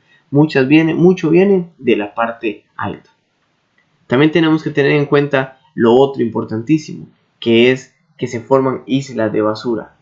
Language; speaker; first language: Spanish; native; Spanish